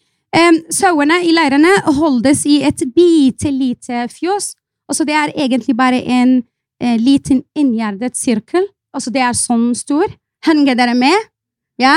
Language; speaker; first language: Norwegian; non-native, fluent; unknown